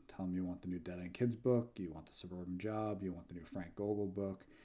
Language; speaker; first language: English; native; English